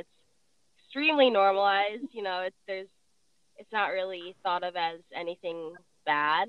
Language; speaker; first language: English; native; English